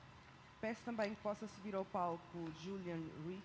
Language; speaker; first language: Portuguese; native; Portuguese